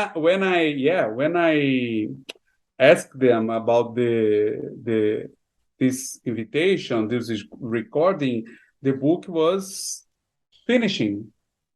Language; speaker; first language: English; non-native, fluent; Portuguese